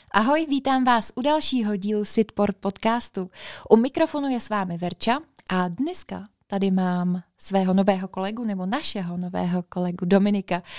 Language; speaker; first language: Czech; native; Czech